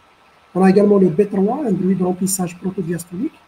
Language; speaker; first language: French; non-native, local second language; Arabic